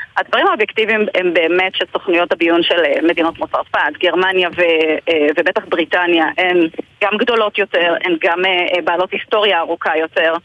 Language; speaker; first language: Hebrew; native; Hebrew